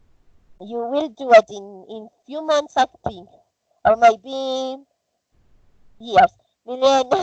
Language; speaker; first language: English; non-native, learner; Spanish